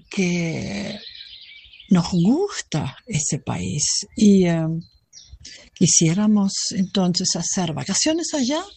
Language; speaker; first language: Spanish; non-native, fluent; German